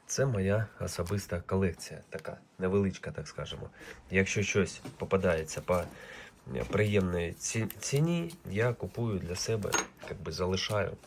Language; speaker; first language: Ukrainian; native; Ukrainian